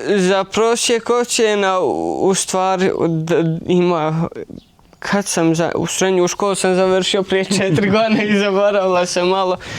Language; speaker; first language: Bosnian; early bilingual, heritage; Bosnian